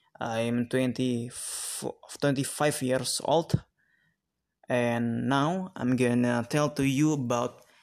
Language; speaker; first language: English; non-native, learner; Indonesian